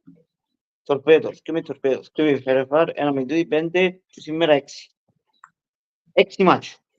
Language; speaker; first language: Greek; early bilingual, heritage; Greek